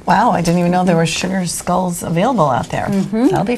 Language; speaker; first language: English; native; English